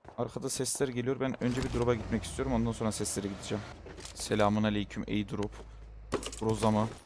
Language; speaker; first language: Turkish; native; Turkish